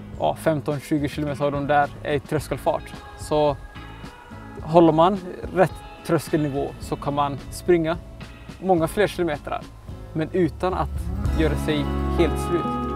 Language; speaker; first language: Swedish; early bilingual, other home language; Somali